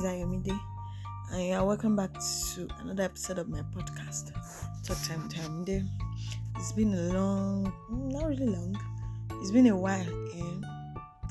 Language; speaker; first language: English; non-native, local second language; Yoruba